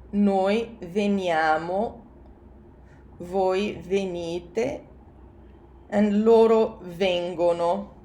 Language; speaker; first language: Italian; non-native, fluent; English